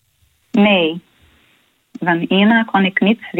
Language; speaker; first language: Dutch; non-native, learner; Portuguese